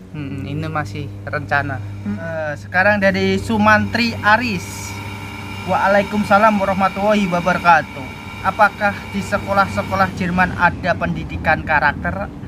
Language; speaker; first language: Indonesian; native; Indonesian